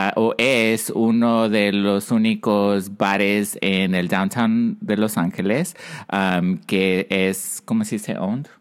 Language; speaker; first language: Spanish; early bilingual, heritage; Spanish